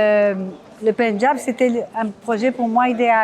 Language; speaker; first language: French; non-native, fluent; Portuguese